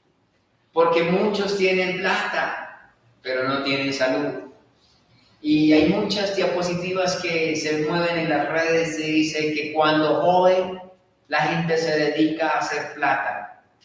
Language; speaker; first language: Spanish; native; Spanish